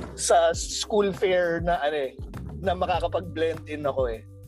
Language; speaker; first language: Filipino; native; Filipino